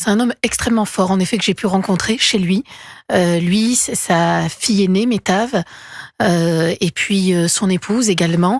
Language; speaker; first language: French; native; French